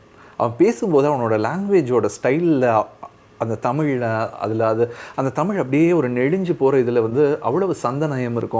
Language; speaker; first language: Tamil; native; Tamil